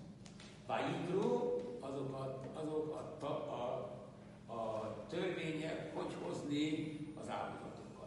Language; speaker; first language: Hungarian; non-native, local second language; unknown